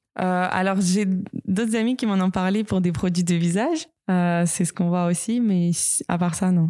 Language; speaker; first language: French; non-native, fluent; Russian